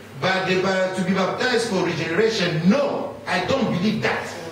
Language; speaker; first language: English; non-native, fluent; Lingala